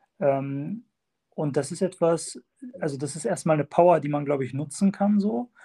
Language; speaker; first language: German; early bilingual, other home language; Turkish